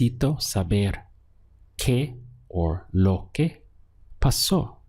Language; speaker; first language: Spanish; non-native, fluent; English